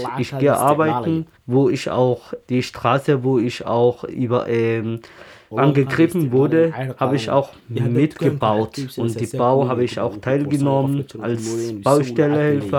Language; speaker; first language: German; non-native, learner; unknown